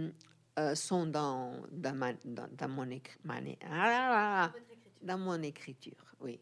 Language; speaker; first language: French; non-native, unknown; Portuguese